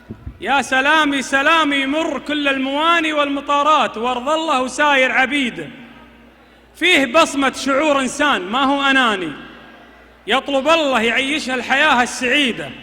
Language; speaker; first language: Arabic; native; Arabic